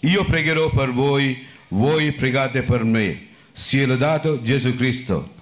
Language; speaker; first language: Italian; non-native, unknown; Sinhala